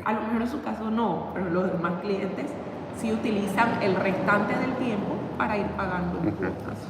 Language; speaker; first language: Spanish; native; Spanish